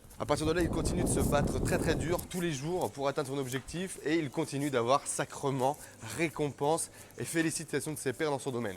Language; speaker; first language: French; native; French